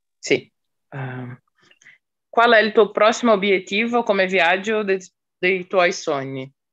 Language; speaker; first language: Italian; non-native, fluent; Portuguese